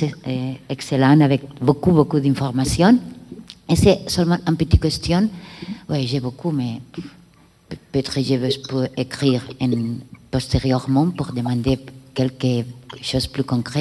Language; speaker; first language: French; non-native, learner; Catalan